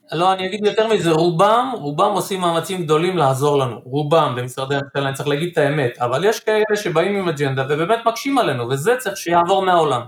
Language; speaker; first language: Hebrew; native; Hebrew